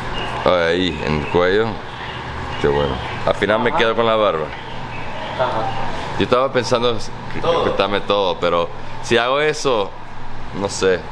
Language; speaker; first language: Spanish; non-native, learner; English